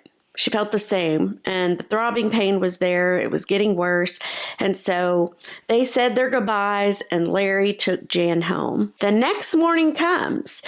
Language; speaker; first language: English; native; English